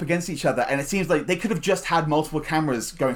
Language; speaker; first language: English; native; English